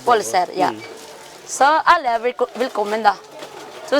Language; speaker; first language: Norwegian; non-native, learner; Filipino